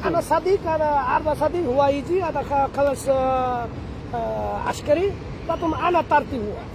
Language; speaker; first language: Arabic; non-native, learner; Bangla